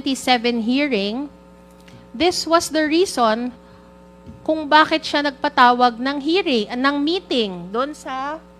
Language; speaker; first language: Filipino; native; Filipino